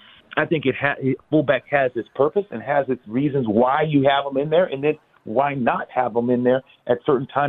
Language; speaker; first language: English; native; English